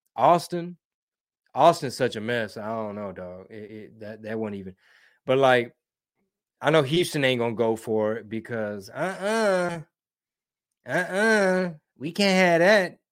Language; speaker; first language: English; early bilingual, other home language; Spanish